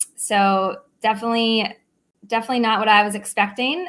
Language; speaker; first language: English; native; English